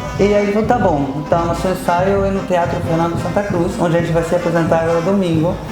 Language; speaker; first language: Portuguese; non-native, fluent; Arabic